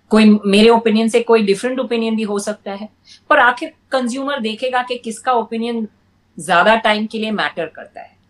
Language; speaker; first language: Hindi; non-native, local second language; English